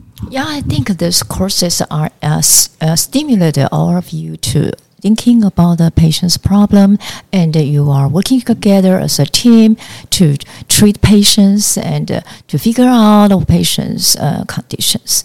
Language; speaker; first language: English; non-native, learner; Chinese